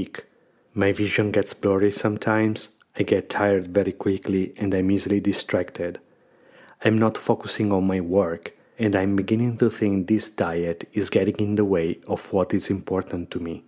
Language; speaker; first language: English; non-native, fluent; Italian